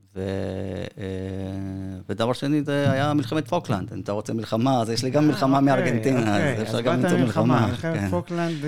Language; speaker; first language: Hebrew; early bilingual, other home language; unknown